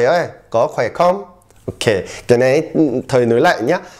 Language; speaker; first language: Vietnamese; non-native, fluent; Korean